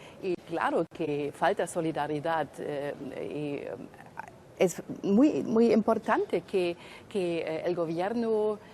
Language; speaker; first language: Spanish; non-native, fluent; German